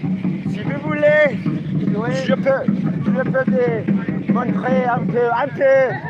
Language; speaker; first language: French; non-native, learner; Spanish